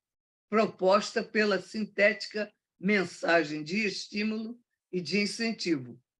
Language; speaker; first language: Portuguese; native; Portuguese